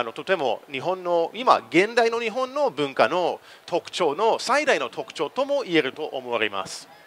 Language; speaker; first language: Japanese; non-native, fluent; English